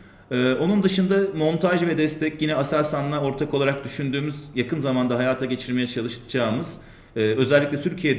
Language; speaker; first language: Turkish; native; Turkish